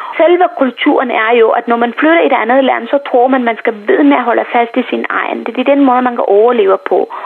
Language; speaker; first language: Danish; non-native, fluent; Tamil